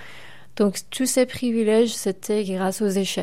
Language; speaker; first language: French; non-native, fluent; Persian